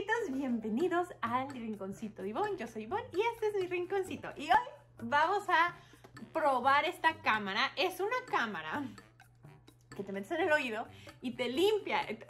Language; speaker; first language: Spanish; early bilingual, heritage; Spanish